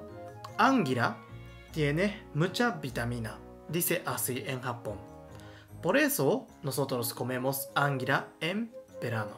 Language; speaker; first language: Spanish; non-native, learner; Japanese